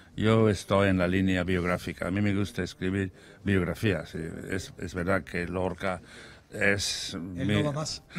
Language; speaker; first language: Spanish; non-native, fluent; English